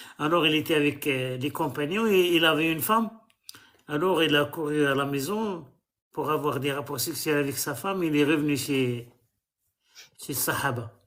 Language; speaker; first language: French; non-native, local second language; Arabic